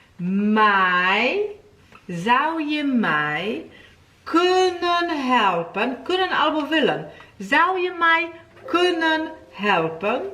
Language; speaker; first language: Dutch; non-native, fluent; Polish